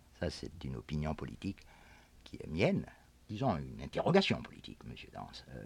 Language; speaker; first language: French; native; French